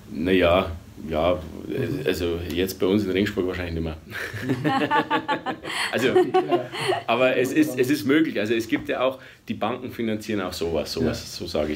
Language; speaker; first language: German; native; German